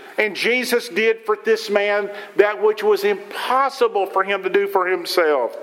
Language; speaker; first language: English; native; English